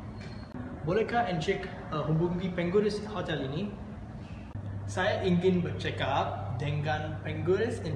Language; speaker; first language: Malay; non-native, learner; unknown